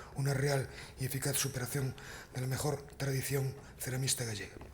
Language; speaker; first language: Spanish; non-native, local second language; Galician